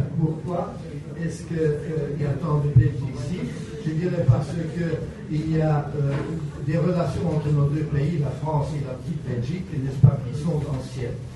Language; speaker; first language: French; native; French